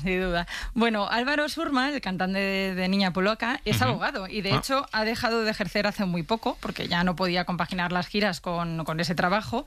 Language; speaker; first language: Spanish; native; Spanish